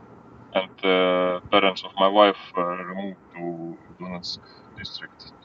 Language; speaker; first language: English; non-native, learner; Ukrainian